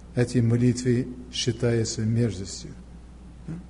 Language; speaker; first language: Russian; non-native, fluent; English